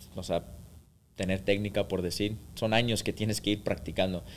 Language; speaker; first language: Spanish; early bilingual, heritage; Spanish